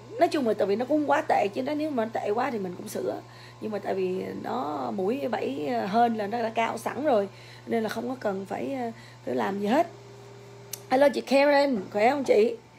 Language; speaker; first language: Vietnamese; early bilingual, other home language; English